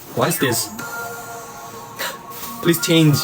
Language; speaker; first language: English; non-native, learner; Korean